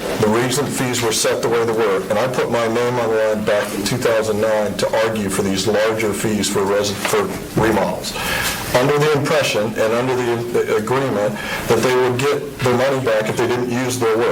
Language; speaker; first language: English; native; English